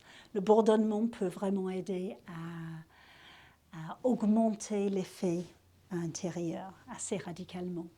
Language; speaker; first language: French; native; French